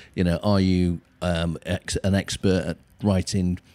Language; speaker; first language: English; native; English